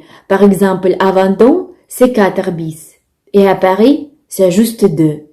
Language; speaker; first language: French; non-native, fluent; Russian